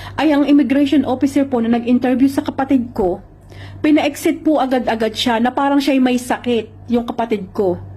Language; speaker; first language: Filipino; native; Filipino